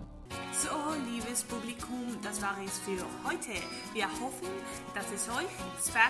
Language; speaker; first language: German; non-native, learner; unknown